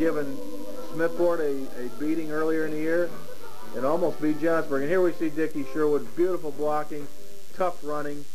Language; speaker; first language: English; native; English